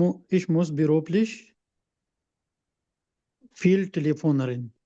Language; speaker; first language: German; non-native, learner; Urdu